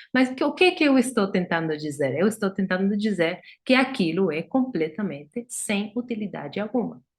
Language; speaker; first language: Portuguese; non-native, fluent; Spanish